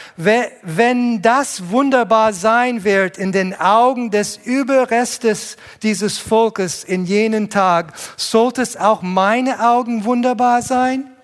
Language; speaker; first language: German; non-native, fluent; English